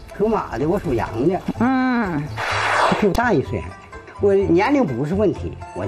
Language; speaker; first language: Chinese; native; Chinese